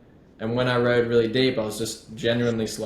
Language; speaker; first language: English; native; English